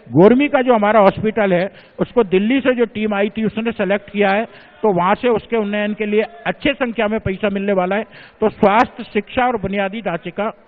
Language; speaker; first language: Hindi; native; Hindi